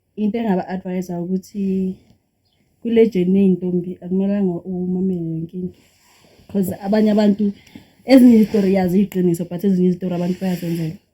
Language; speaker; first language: Zulu; non-native, local second language; Xhosa